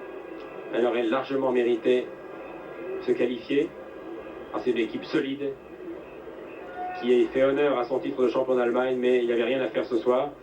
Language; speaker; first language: French; native; French